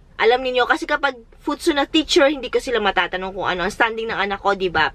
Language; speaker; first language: Filipino; native; Filipino